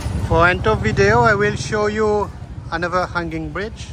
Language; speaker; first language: English; non-native, learner; Dutch